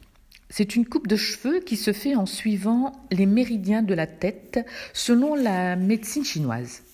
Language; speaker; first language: French; native; French